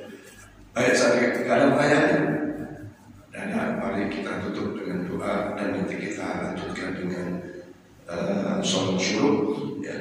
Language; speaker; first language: Indonesian; native; Indonesian